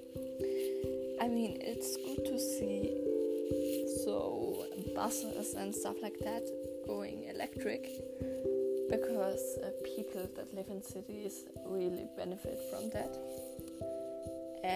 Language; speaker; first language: English; non-native, fluent; German